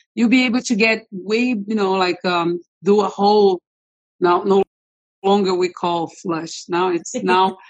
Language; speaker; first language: English; non-native, fluent; Portuguese